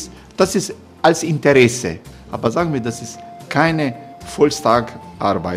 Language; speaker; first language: German; non-native, learner; Croatian